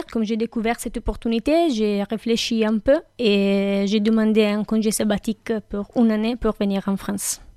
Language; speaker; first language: French; non-native, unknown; Italian